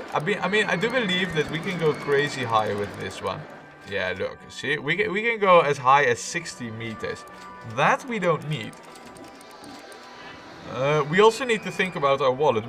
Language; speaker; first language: English; non-native, fluent; Dutch